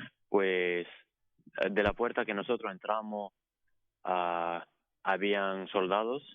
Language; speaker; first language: Spanish; non-native, fluent; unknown